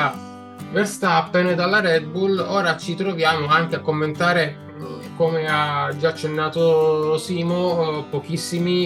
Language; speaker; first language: Italian; native; Italian